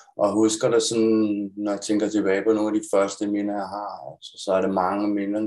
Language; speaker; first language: Danish; native; Danish